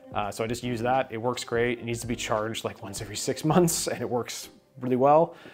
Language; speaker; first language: English; native; English